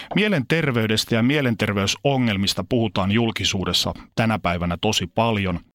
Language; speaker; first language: Finnish; native; Finnish